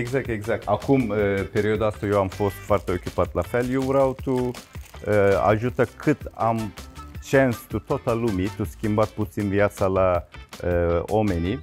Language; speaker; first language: Romanian; non-native, learner; Turkish